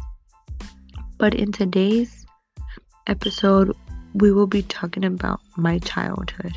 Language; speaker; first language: English; native; English